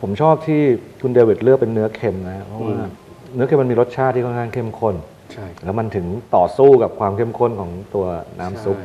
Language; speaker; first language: Thai; native; Thai